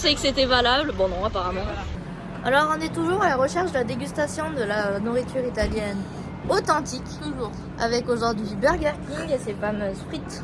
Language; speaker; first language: French; native; French